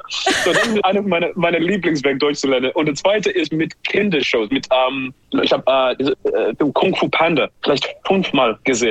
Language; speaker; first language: German; non-native, learner; English